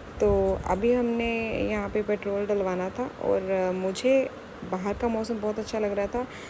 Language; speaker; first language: Hindi; native; Hindi